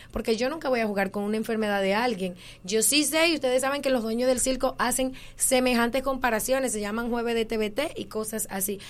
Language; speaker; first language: Spanish; native; Spanish